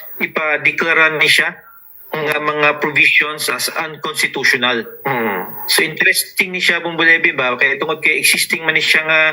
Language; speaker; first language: Cebuano; native; Cebuano